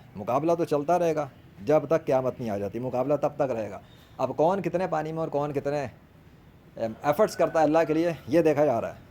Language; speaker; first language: Urdu; native; Urdu